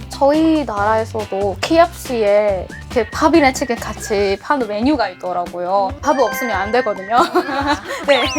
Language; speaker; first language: Korean; non-native, fluent; Burmese